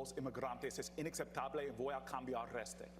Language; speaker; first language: Spanish; non-native, learner; English